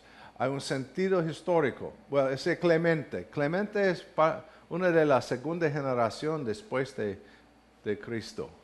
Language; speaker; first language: Spanish; non-native, fluent; English